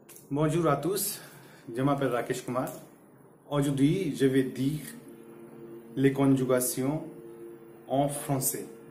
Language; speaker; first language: French; non-native, learner; Hindi